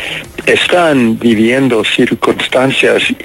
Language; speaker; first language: Spanish; non-native, fluent; English